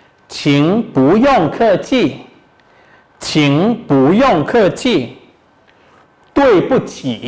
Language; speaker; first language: Chinese; non-native, fluent; Khmer